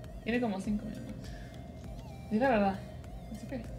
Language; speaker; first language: Spanish; early bilingual, heritage; Spanish